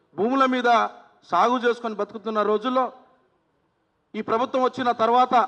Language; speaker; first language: Telugu; non-native, local second language; Lambadi